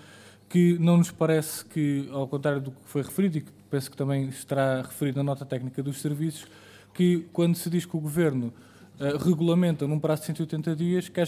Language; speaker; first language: Portuguese; native; Portuguese